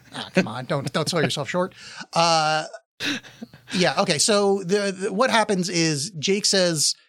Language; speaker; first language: English; native; English